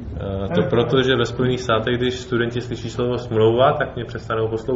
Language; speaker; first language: Czech; native; Czech